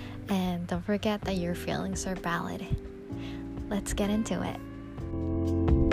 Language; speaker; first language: English; non-native, fluent; Japanese